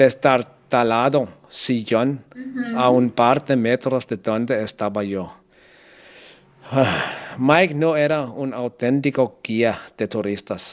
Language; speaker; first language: Spanish; non-native, learner; Danish